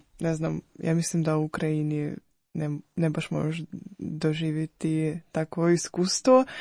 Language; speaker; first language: Croatian; non-native, fluent; Ukrainian